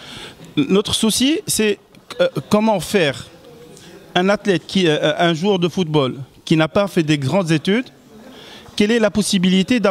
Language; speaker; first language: French; non-native, local second language; Arabic